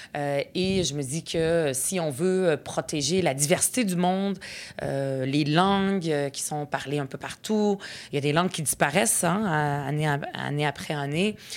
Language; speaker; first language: French; early bilingual, other home language; Arabic